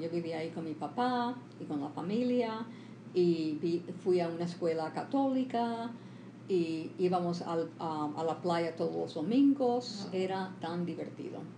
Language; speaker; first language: Spanish; early bilingual, heritage; Spanish